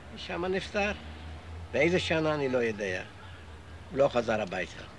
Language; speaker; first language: Hebrew; non-native, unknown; Yiddish